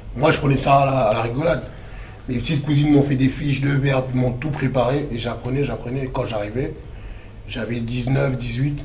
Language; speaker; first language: French; early bilingual, other home language; Lingala